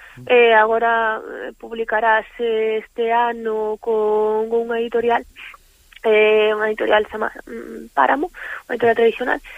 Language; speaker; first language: Galician; native; Galician